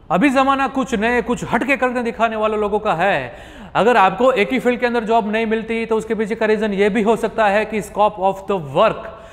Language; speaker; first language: Hindi; non-native, local second language; Gujarati